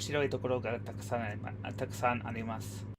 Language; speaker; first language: Japanese; non-native, learner; English